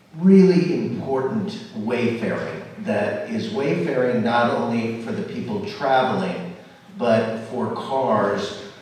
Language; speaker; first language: English; native; English